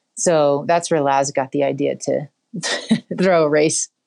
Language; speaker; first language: English; native; English